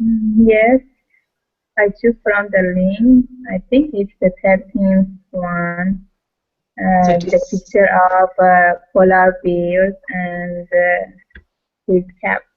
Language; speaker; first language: English; non-native, learner; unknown